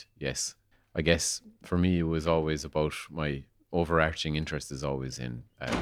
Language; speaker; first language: English; native; English